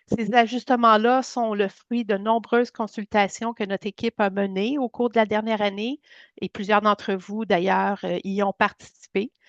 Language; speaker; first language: French; native; French